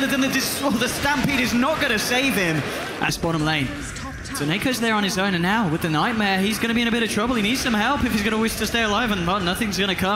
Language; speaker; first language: English; native; English